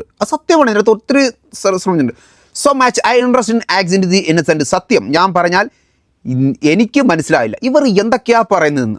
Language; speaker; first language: Malayalam; native; Malayalam